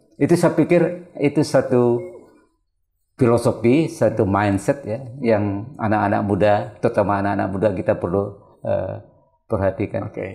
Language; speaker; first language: Indonesian; non-native, local second language; Malay